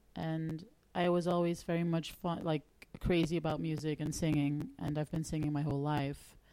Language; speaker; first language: English; non-native, fluent; Dutch